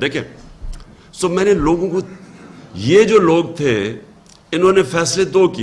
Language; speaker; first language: Urdu; native; Urdu